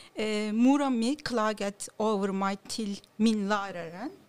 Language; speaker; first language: Norwegian; non-native, learner; Turkish